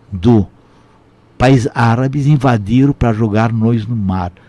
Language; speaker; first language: Portuguese; non-native, fluent; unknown